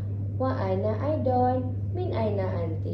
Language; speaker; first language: Arabic; non-native, learner; Malay